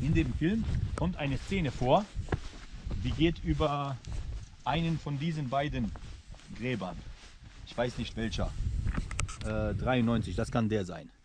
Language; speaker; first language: German; non-native, fluent; Bosnian